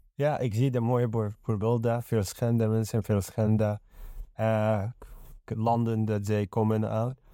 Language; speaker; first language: Dutch; non-native, learner; Arabic